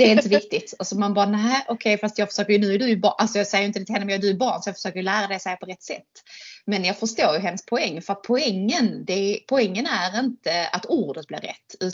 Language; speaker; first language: Swedish; native; Swedish